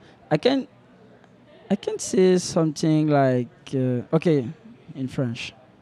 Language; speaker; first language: English; non-native, learner; French